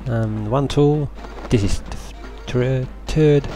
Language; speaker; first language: English; non-native, fluent; Finnish